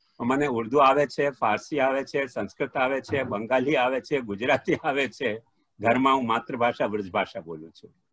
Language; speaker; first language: Gujarati; non-native, local second language; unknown